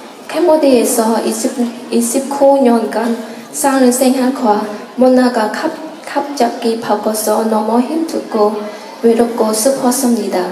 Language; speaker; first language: Korean; non-native, learner; Khmer